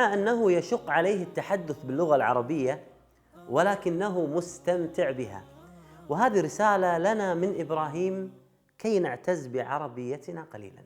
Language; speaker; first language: Arabic; native; Arabic